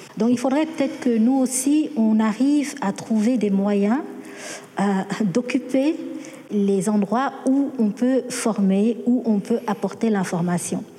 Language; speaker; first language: French; non-native, local second language; Wolof